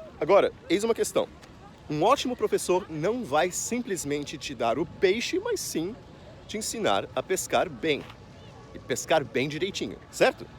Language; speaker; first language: Portuguese; native; Portuguese